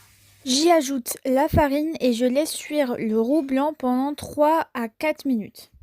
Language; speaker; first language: French; native; French